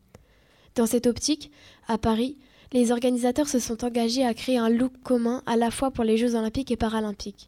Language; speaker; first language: French; native; French